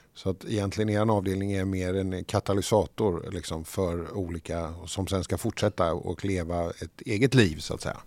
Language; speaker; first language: Swedish; native; Swedish